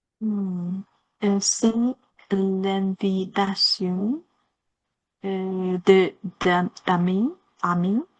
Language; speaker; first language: French; non-native, learner; Chinese